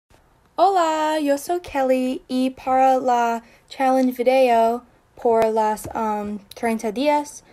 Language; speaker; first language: Spanish; non-native, learner; English